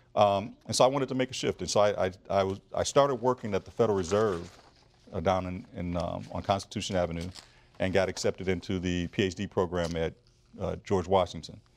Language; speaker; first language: English; native; English